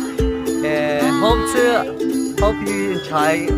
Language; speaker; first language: English; non-native, learner; Filipino